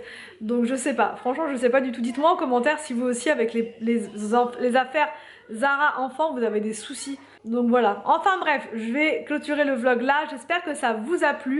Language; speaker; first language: French; native; French